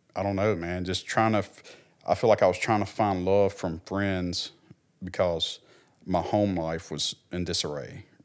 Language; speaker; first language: English; native; English